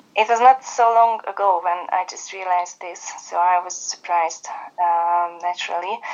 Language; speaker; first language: English; non-native, fluent; Hungarian